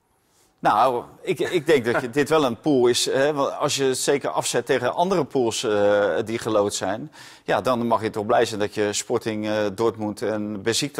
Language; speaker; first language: Dutch; native; Dutch